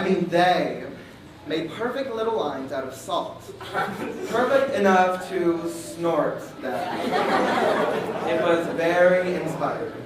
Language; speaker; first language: English; native; English